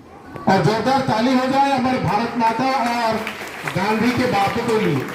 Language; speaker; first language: Hindi; non-native, local second language; Odia